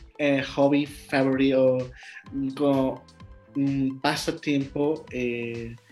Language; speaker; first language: English; non-native, learner; Spanish